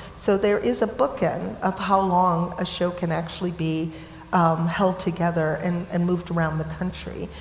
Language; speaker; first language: English; native; English